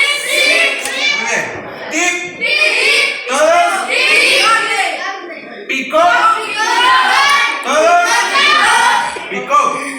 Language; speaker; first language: Spanish; non-native, local second language; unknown